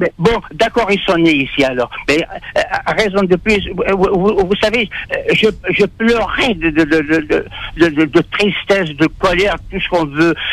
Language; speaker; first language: French; non-native, local second language; Arabic